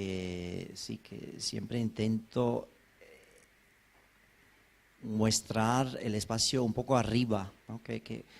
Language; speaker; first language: Spanish; non-native, fluent; German